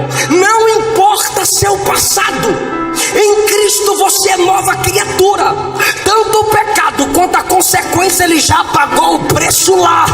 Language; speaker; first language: Portuguese; native; Portuguese